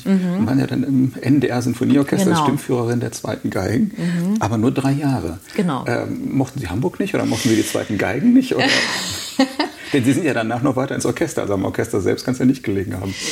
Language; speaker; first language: German; native; German